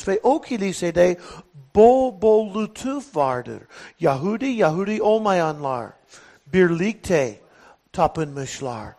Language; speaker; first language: Turkish; non-native, fluent; English